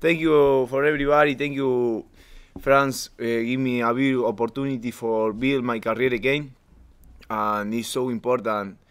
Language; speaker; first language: English; non-native, learner; Spanish